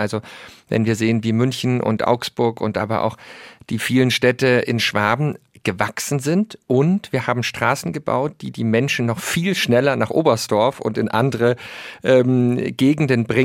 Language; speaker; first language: German; native; German